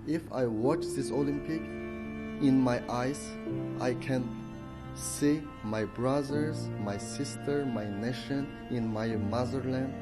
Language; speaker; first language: English; non-native, learner; Uyghur